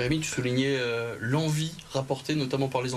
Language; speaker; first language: French; native; French